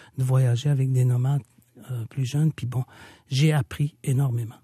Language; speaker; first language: French; non-native, local second language; Innu-aimun